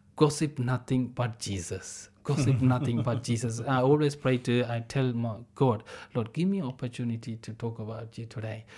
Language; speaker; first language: English; non-native, local second language; Tamil